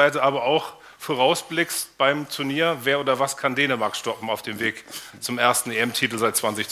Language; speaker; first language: German; native; German